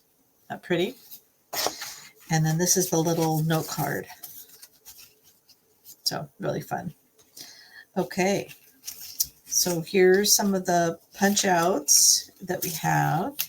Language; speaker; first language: English; native; English